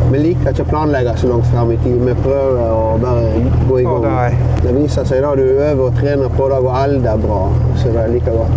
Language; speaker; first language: Norwegian; native; Norwegian